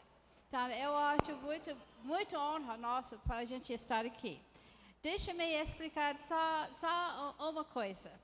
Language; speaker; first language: Portuguese; non-native, fluent; English